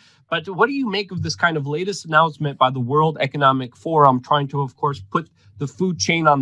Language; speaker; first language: English; non-native, fluent; Polish